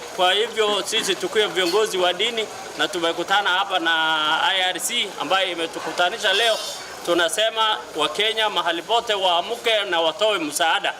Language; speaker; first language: Swahili; non-native, local second language; Somali